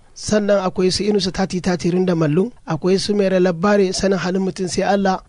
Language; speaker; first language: Hausa; native; Hausa